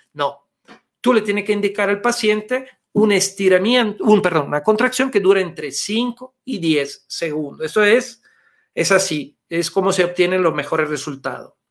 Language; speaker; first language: Spanish; non-native, fluent; Italian